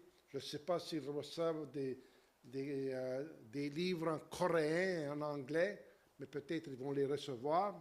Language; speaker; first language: French; native; French